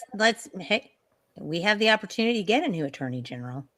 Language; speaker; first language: English; native; English